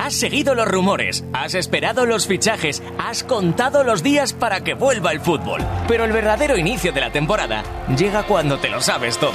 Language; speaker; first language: Spanish; native; Spanish